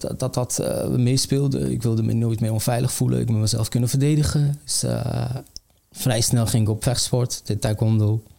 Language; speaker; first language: Dutch; early bilingual, other home language; Armenian